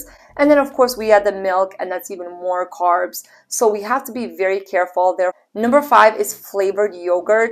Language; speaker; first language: English; native; English